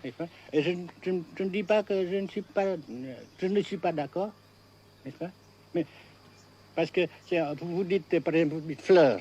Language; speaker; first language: French; non-native, fluent; Vietnamese